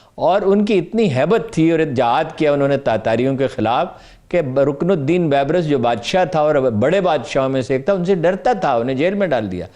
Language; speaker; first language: Urdu; non-native, local second language; Punjabi